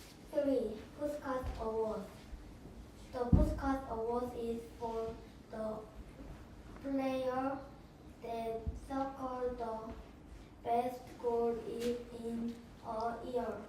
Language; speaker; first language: English; non-native, learner; Korean